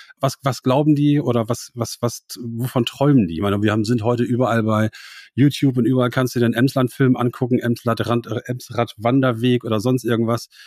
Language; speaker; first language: German; native; German